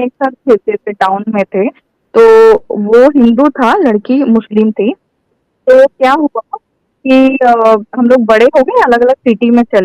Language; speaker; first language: Hindi; native; Hindi